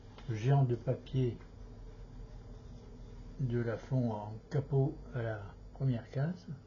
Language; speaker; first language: French; native; French